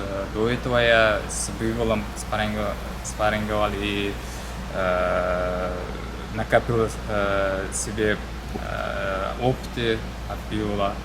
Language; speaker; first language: Russian; non-native, learner; Uzbek